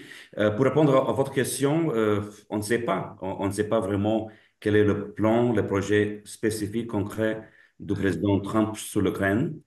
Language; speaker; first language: French; non-native, fluent; Lithuanian